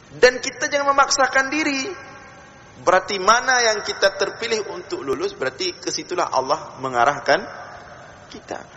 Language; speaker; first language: Malay; non-native, local second language; Achinese